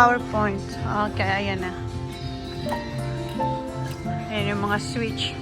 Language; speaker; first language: Filipino; native; Filipino